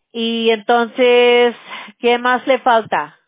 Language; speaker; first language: Spanish; early bilingual, other home language; English